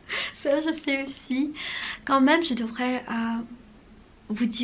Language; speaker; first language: French; non-native, fluent; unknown